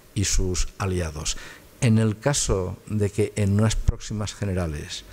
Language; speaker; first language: Spanish; native; Spanish